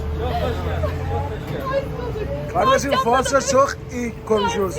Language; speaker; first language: Turkish; non-native, learner; Persian